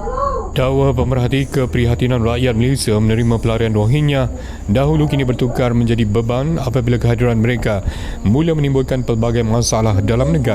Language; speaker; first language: Malay; native; Malay